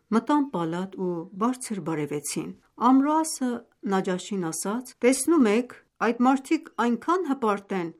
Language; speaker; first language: Armenian; native; Armenian